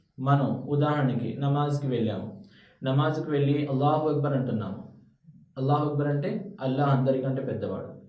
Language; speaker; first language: Telugu; non-native, local second language; Urdu